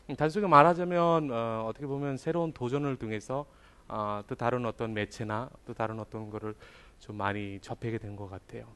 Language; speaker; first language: Korean; non-native, fluent; Bangla